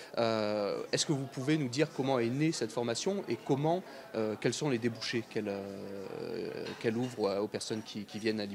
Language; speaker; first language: French; native; French